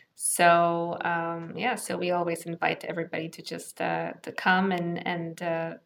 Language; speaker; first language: English; native; English